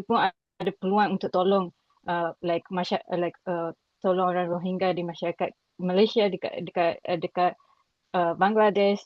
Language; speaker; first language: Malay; non-native, local second language; Rohingya